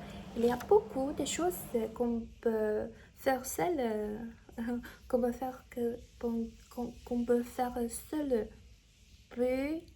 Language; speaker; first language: French; non-native, learner; Chinese